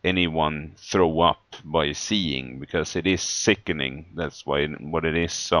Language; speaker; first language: English; non-native, fluent; Swedish